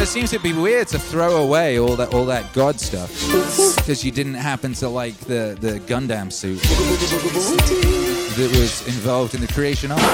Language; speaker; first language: English; native; English